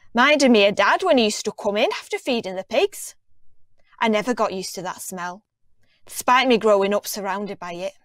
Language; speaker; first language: English; native; English